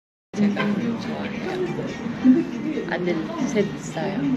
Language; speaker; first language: Korean; non-native, fluent; Uzbek